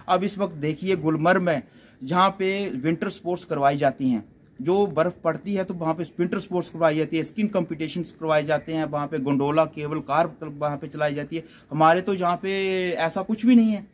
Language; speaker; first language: Hindi; native; Hindi